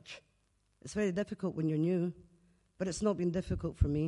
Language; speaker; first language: English; native; English